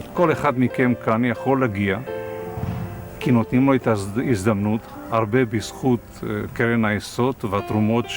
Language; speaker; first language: Hebrew; non-native, fluent; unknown